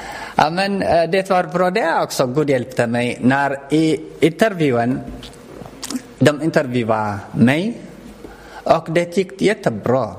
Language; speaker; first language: Swedish; non-native, learner; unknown